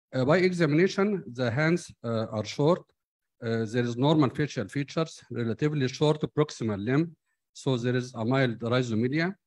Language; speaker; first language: English; non-native, fluent; Arabic